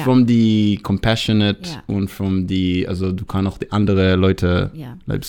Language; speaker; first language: German; non-native, fluent; Hebrew